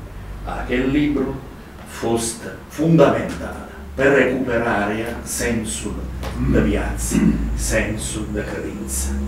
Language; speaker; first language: Romanian; non-native, learner; Italian